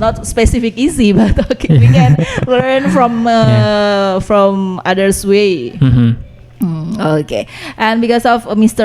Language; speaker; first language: English; non-native, learner; Indonesian